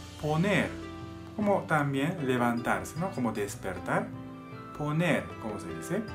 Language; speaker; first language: Spanish; non-native, fluent; Japanese